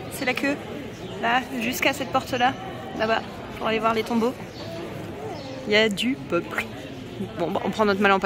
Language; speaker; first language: French; native; French